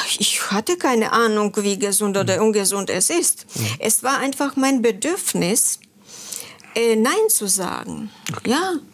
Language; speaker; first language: German; non-native, fluent; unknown